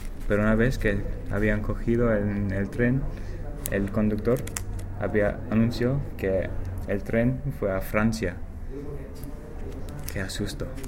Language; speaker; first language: Spanish; non-native, learner; English